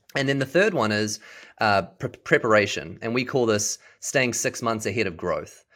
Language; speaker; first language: English; native; English